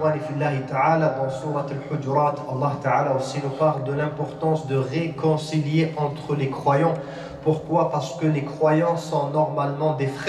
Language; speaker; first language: French; non-native, local second language; Arabic